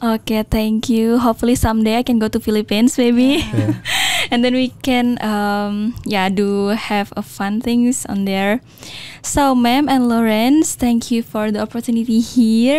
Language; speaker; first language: English; non-native, learner; Indonesian